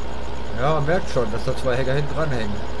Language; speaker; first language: German; native; German